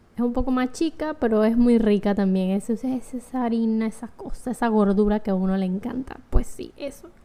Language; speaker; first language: Spanish; native; Spanish